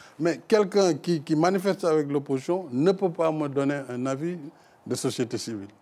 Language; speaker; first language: French; non-native, local second language; Fula